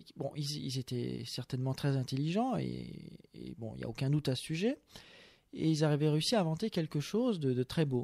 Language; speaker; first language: French; native; French